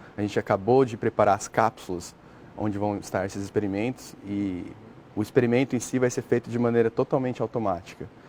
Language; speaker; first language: Portuguese; native; Portuguese